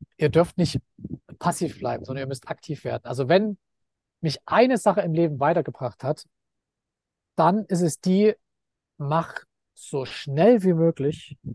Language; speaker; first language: German; native; German